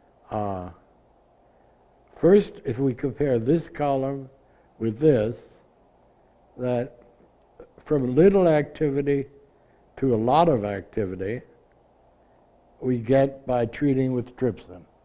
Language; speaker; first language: English; native; English